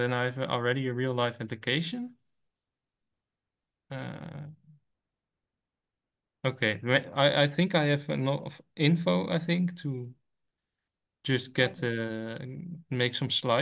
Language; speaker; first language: English; non-native, fluent; Dutch